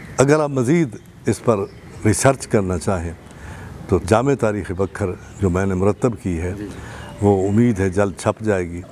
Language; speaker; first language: Urdu; non-native, local second language; Saraiki